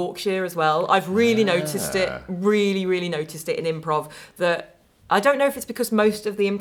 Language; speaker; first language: English; native; English